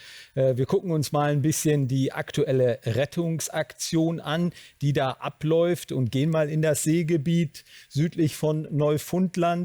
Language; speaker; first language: German; native; German